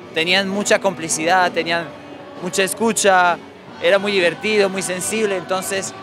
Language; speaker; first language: Spanish; non-native, fluent; French